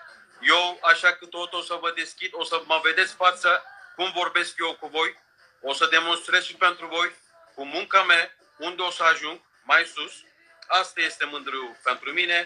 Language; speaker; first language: Romanian; non-native, fluent; Turkish